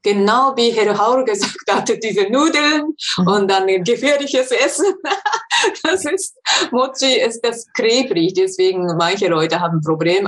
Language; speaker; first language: German; non-native, fluent; Japanese